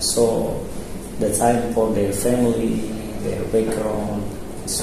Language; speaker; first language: English; non-native, local second language; Indonesian